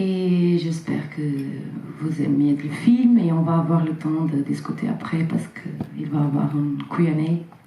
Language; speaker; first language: French; non-native, fluent; Portuguese